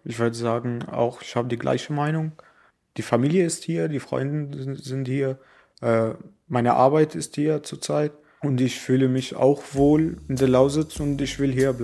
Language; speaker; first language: German; non-native, fluent; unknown